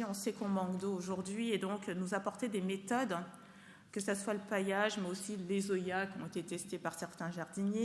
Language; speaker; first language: French; native; French